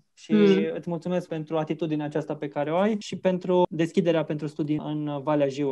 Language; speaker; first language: Romanian; native; Romanian